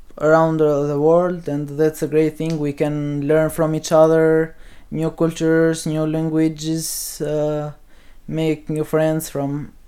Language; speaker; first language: English; non-native, learner; Albanian